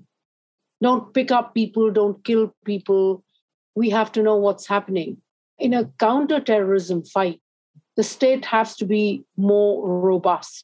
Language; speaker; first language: English; non-native, local second language; Urdu